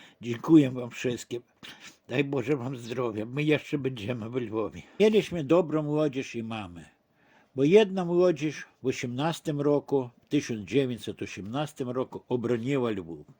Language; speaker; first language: Polish; early bilingual, heritage; Polish